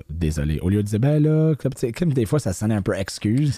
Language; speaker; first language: French; native; French